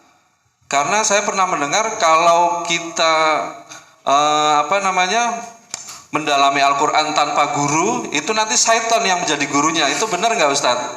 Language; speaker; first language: Indonesian; native; Indonesian